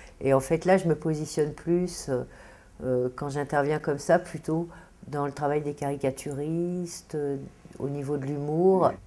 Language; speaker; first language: French; native; French